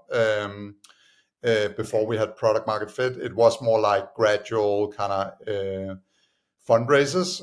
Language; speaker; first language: English; non-native, fluent; Danish